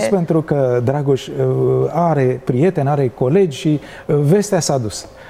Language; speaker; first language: Romanian; native; Romanian